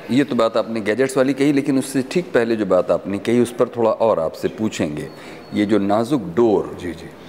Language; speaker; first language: Hindi; native; Hindi